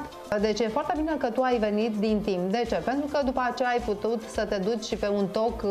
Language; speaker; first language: Romanian; native; Romanian